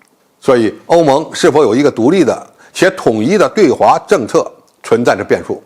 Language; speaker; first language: Chinese; native; Chinese